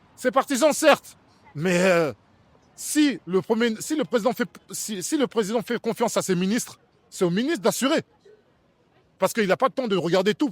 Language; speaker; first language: French; native; French